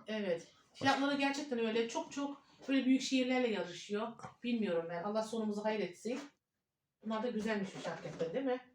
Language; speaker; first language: Turkish; native; Turkish